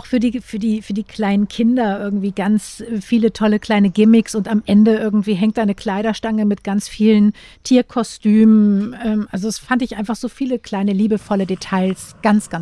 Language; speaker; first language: German; native; German